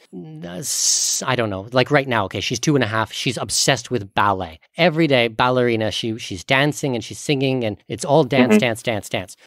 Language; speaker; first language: English; native; English